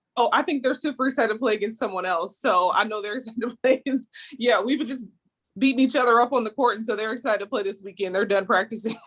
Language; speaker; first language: English; native; English